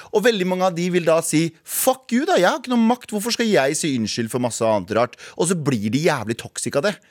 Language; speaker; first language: Norwegian; early bilingual, other home language; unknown